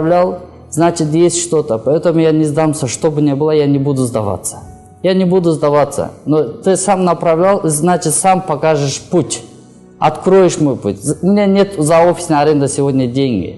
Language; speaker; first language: Russian; non-native, learner; Kyrgyz